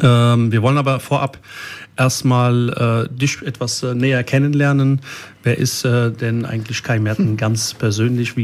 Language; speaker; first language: German; early bilingual, other home language; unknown